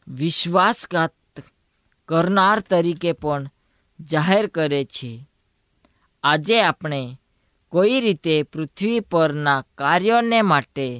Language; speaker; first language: Gujarati; non-native, local second language; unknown